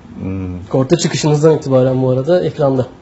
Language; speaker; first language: Turkish; native; Turkish